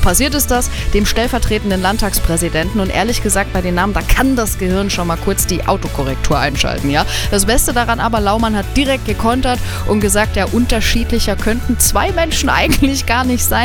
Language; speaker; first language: German; native; German